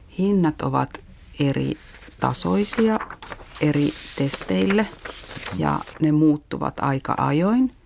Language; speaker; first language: Finnish; native; Finnish